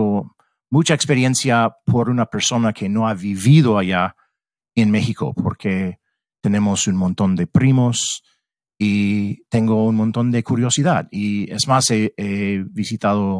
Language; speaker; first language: Spanish; early bilingual, heritage; English